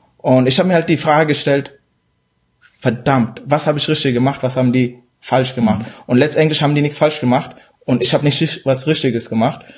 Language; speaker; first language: German; early bilingual, other home language; Urdu